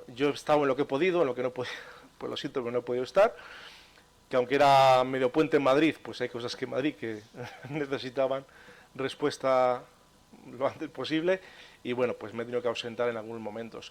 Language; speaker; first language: Spanish; native; Spanish